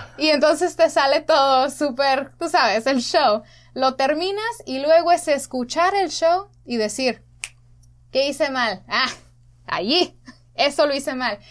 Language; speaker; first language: Spanish; early bilingual, other home language; English